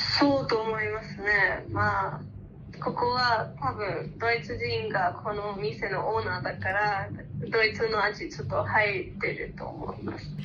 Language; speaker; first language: Japanese; non-native, learner; German